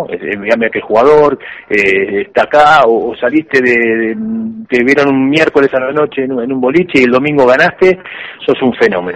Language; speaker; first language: Spanish; native; Spanish